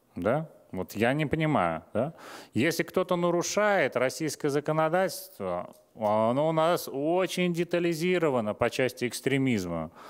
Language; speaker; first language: Russian; native; Russian